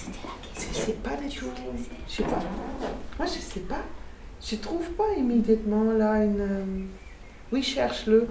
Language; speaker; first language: French; non-native, fluent; German